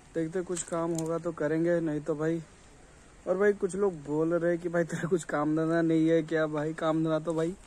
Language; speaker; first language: Hindi; non-native, local second language; Odia